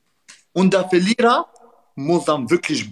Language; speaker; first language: German; non-native, learner; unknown